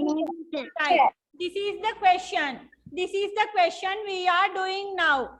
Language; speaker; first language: English; non-native, local second language; Sinhala